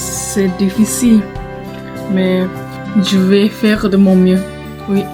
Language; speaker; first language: French; non-native, learner; Japanese